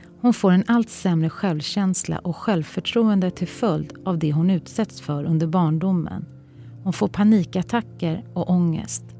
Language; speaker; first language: Swedish; native; Swedish